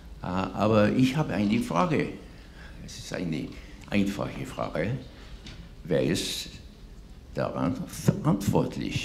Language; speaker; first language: German; non-native, fluent; English